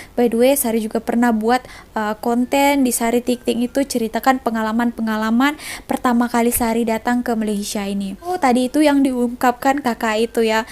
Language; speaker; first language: Indonesian; native; Indonesian